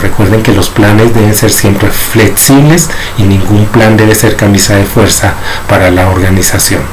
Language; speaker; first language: Spanish; native; Spanish